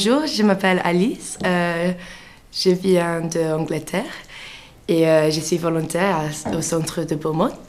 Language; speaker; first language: French; non-native, fluent; English